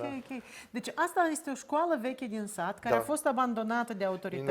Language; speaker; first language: Romanian; native; Romanian